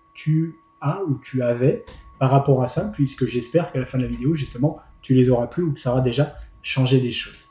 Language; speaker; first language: French; native; French